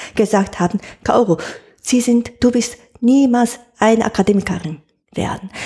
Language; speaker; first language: German; non-native, fluent; Japanese